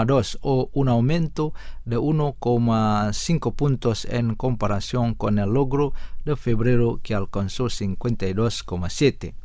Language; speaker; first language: Spanish; non-native, fluent; Indonesian